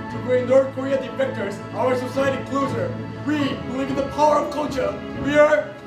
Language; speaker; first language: English; non-native, learner; Korean